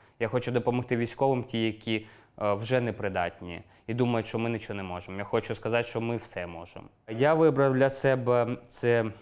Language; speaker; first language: Ukrainian; non-native, local second language; Russian